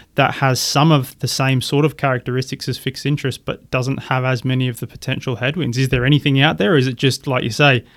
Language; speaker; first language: English; native; English